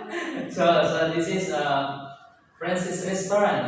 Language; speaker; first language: English; non-native, learner; Indonesian